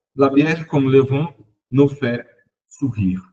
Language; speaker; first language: French; non-native, fluent; Portuguese